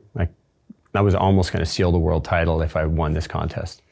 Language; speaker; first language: English; native; English